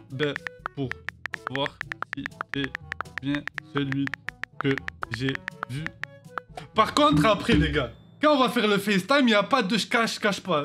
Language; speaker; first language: French; native; French